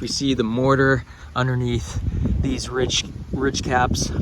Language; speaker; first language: English; native; English